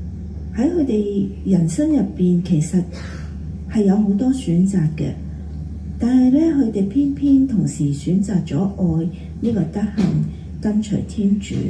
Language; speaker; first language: Cantonese; native; Cantonese